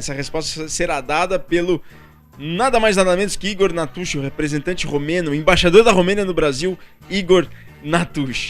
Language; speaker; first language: Portuguese; native; Portuguese